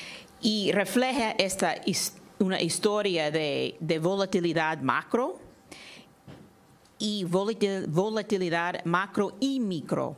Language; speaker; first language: Spanish; non-native, fluent; English